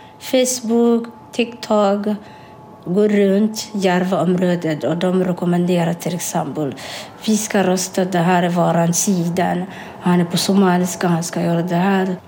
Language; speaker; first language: Swedish; non-native, learner; Somali